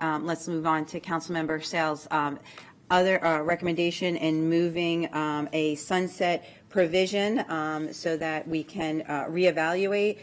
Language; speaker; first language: English; native; English